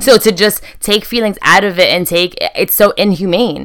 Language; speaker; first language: English; early bilingual, other home language; Spanish